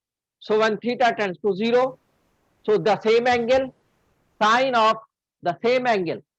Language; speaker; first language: English; non-native, local second language; Hindi